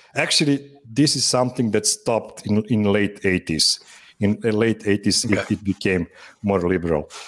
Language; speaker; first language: English; non-native, fluent; Serbian